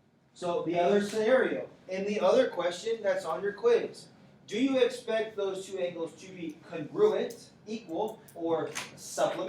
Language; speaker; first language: English; native; English